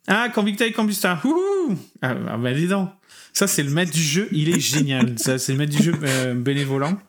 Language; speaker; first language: French; native; French